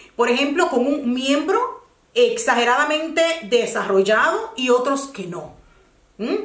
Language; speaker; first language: Spanish; native; Spanish